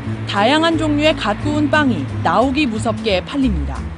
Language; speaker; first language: Korean; native; Korean